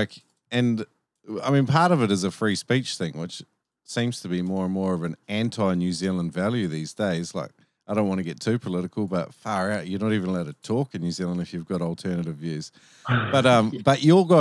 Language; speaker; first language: English; native; English